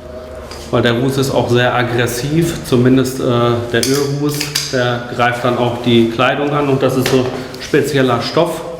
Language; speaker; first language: German; native; German